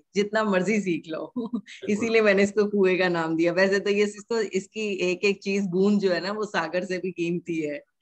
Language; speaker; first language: Hindi; native; Hindi